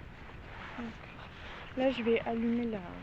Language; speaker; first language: French; native; French